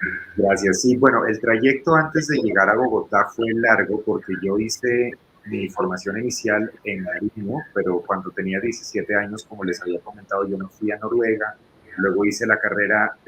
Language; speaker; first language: Spanish; native; Spanish